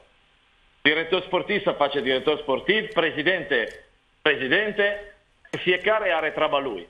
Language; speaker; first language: Romanian; non-native, learner; Italian